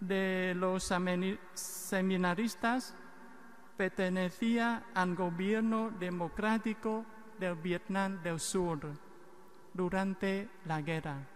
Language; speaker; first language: Spanish; non-native, fluent; Vietnamese